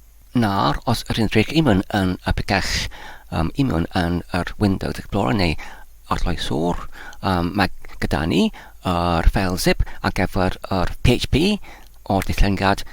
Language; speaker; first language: Welsh; non-native, learner; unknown